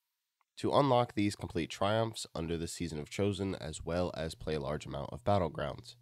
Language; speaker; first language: English; native; English